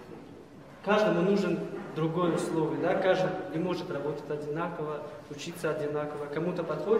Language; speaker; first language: Russian; non-native, local second language; Tajik